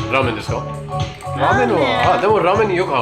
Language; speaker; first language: Japanese; non-native, learner; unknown